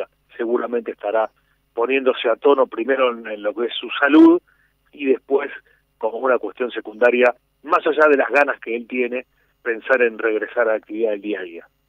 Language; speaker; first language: Spanish; native; Spanish